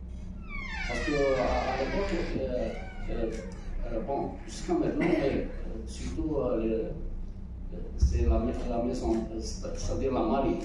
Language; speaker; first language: French; non-native, local second language; Arabic